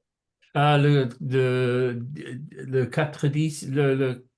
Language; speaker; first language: French; non-native, learner; English